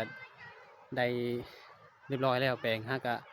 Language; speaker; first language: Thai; non-native, local second language; Northeastern Thai